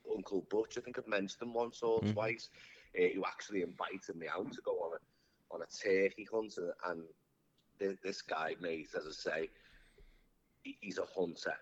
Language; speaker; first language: English; native; English